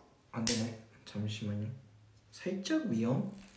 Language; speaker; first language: Korean; early bilingual, heritage; Korean